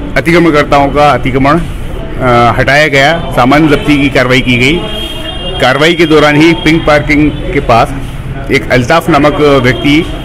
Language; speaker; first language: Hindi; native; Hindi